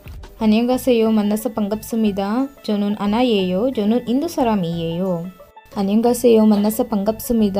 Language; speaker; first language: Korean; non-native, learner; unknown